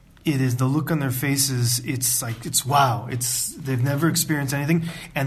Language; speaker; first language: English; native; English